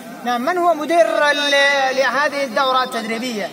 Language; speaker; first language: Arabic; non-native, fluent; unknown